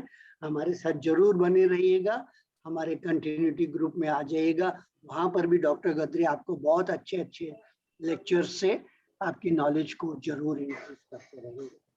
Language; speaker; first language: Hindi; native; Hindi